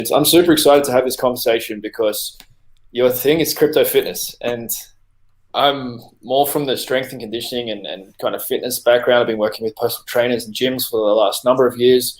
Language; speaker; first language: English; native; English